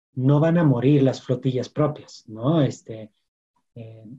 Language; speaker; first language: Spanish; non-native, fluent; French